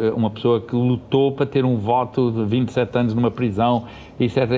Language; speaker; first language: Portuguese; early bilingual, heritage; Portuguese